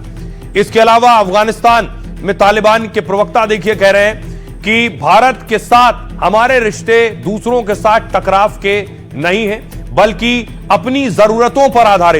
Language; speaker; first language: Hindi; native; Hindi